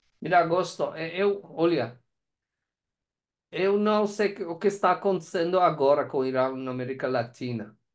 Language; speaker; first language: Portuguese; non-native, learner; Persian